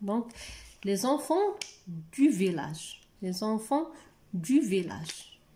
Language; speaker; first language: French; non-native, local second language; Arabic